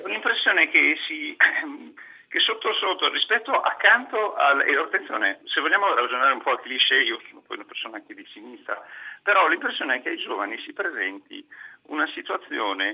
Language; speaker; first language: Italian; native; Italian